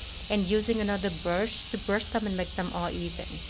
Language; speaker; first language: English; non-native, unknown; Vietnamese